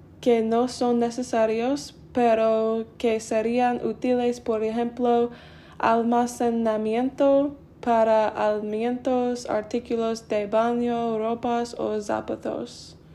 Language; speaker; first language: Spanish; non-native, learner; English